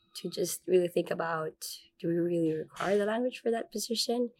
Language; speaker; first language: English; non-native, local second language; Filipino